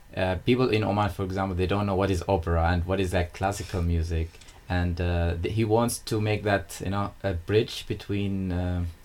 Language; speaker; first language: English; non-native, fluent; Arabic